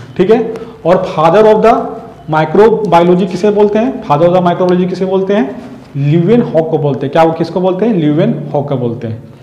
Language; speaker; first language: Hindi; native; Hindi